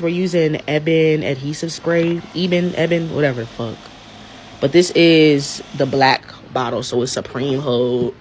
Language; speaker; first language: English; native; English